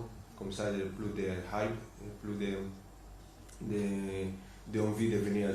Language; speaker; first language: French; non-native, fluent; Spanish